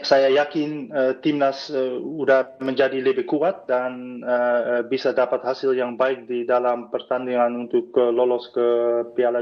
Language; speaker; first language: Indonesian; non-native, fluent; Dutch